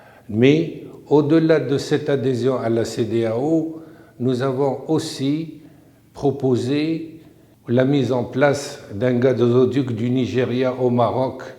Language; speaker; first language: French; non-native, local second language; Arabic